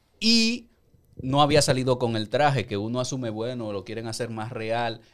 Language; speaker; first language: Spanish; native; Spanish